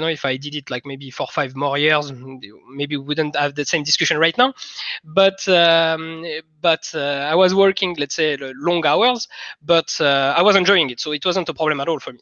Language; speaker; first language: English; non-native, fluent; French